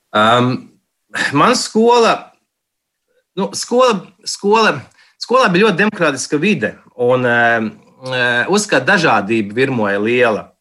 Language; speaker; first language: Latvian; early bilingual, heritage; Latvian